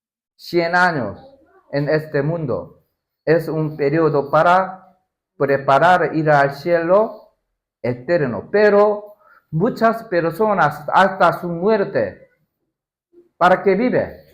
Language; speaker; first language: Spanish; non-native, learner; Korean